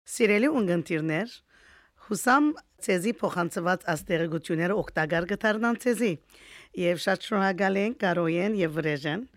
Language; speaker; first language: Armenian; early bilingual, heritage; Armenian